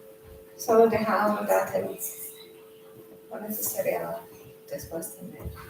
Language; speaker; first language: Spanish; non-native, learner; English